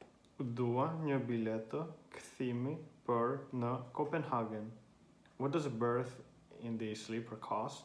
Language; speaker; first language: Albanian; non-native, learner; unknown